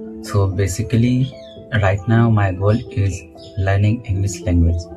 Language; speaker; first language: English; non-native, learner; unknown